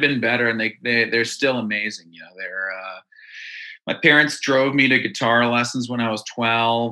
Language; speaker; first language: English; native; English